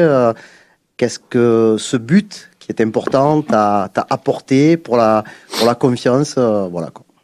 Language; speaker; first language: French; native; French